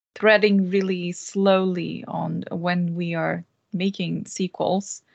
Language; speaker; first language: English; non-native, fluent; Portuguese